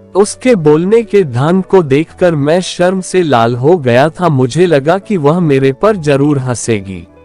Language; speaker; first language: Hindi; native; Hindi